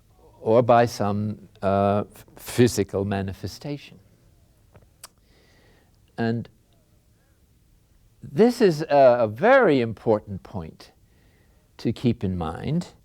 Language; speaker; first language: English; native; English